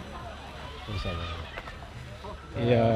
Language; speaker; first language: French; native; French